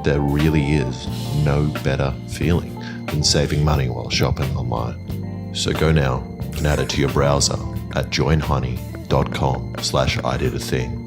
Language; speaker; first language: English; native; English